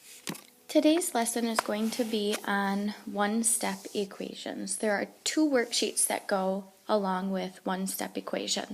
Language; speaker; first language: English; native; English